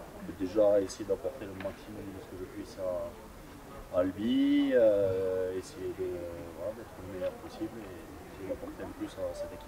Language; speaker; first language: French; native; French